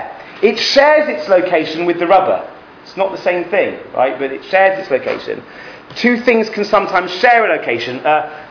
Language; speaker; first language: English; native; English